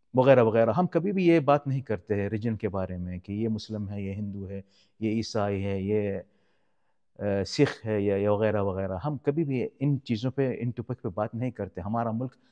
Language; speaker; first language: Urdu; non-native, fluent; Arabic